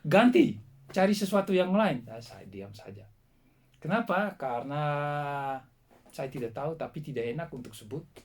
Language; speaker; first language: Indonesian; non-native, fluent; Dutch